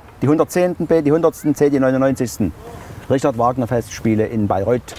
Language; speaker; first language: German; native; German